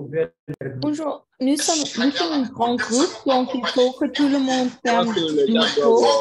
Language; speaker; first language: French; non-native, fluent; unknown